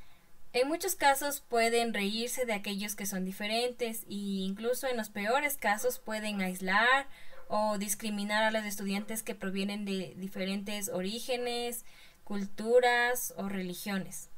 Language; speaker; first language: Spanish; non-native, fluent; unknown